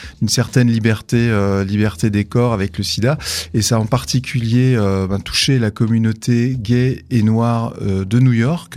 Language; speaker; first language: French; native; French